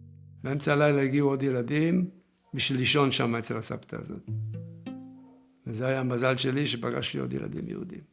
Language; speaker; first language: Hebrew; early bilingual, other home language; Yiddish